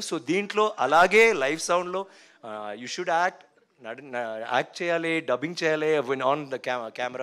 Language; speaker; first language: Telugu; non-native, learner; Tamil